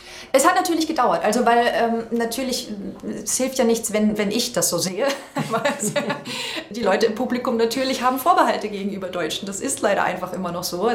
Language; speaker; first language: German; native; German